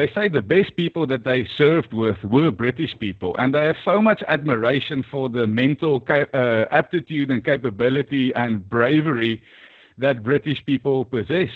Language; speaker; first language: English; non-native, local second language; Afrikaans